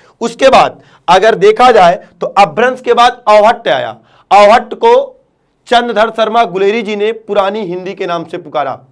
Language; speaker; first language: Hindi; native; Hindi